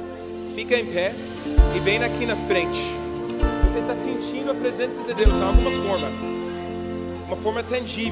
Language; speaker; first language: Portuguese; non-native, learner; English